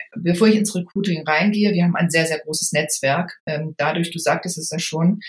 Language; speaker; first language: German; native; German